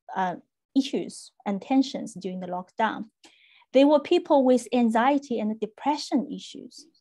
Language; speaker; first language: English; non-native, fluent; Chinese